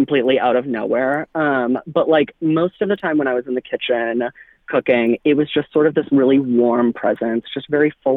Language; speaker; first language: English; native; English